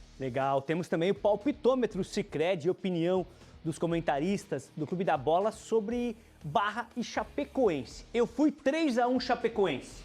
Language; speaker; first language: Portuguese; native; Portuguese